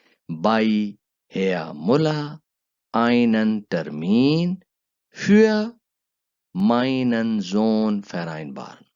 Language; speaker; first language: German; non-native, learner; Urdu